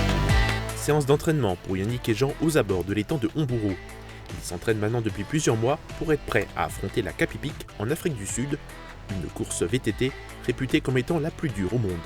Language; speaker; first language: French; native; French